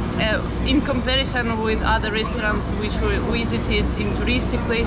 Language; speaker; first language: English; non-native, fluent; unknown